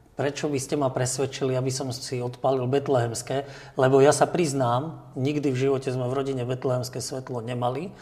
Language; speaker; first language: Slovak; native; Slovak